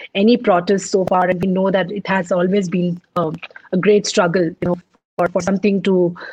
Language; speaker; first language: English; non-native, local second language; Punjabi